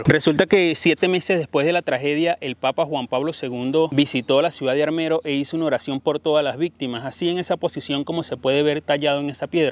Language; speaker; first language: Spanish; native; Spanish